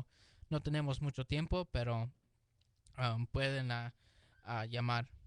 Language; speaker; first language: Spanish; early bilingual, heritage; Spanish